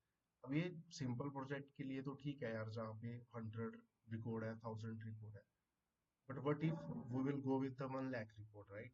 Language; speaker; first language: Hindi; non-native, local second language; Punjabi